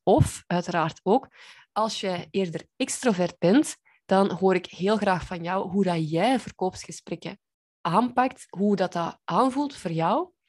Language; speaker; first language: Dutch; native; Dutch